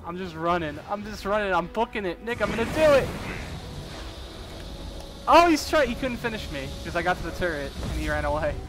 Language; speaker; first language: English; native; English